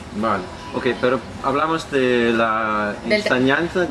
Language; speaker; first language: Spanish; non-native, learner; Danish